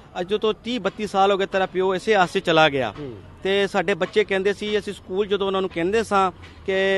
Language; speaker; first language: Punjabi; early bilingual, heritage; Punjabi